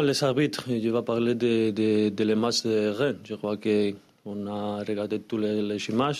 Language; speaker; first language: French; non-native, learner; Spanish